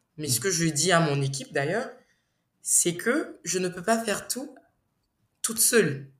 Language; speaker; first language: French; non-native, local second language; Bambara